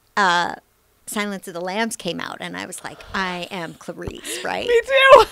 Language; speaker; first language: English; native; English